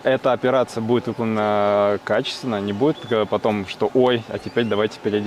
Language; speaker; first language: Russian; native; Russian